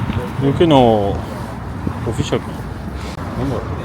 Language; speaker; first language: Japanese; non-native, fluent; French